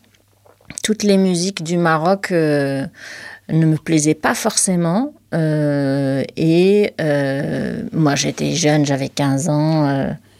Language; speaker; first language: French; non-native, local second language; Arabic